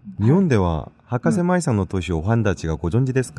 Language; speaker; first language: Japanese; non-native, fluent; Korean